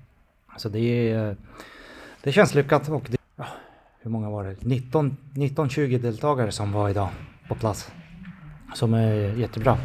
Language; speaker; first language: Swedish; non-native, fluent; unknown